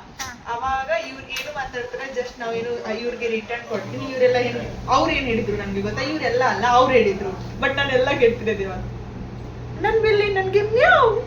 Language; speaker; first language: Kannada; non-native, fluent; Hindi